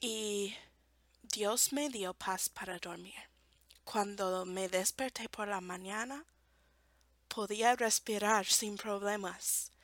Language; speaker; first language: Spanish; non-native, fluent; English